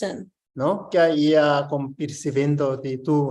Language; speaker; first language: Spanish; non-native, learner; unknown